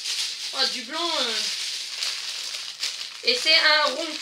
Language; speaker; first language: French; native; French